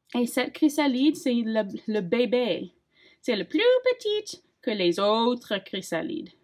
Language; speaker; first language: French; non-native, learner; English